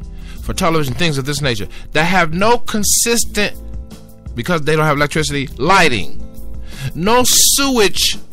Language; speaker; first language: English; native; English